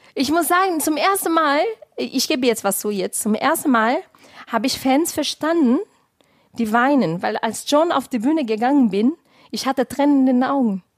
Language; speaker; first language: German; non-native, fluent; Portuguese